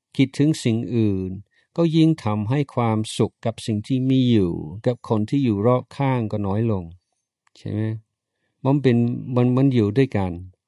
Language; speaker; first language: Thai; non-native, fluent; English